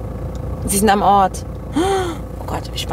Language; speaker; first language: German; native; German